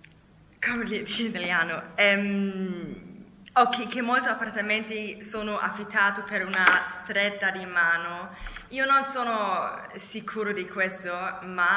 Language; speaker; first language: Italian; non-native, learner; German